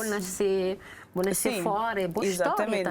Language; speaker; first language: Portuguese; non-native, local second language; Kabuverdianu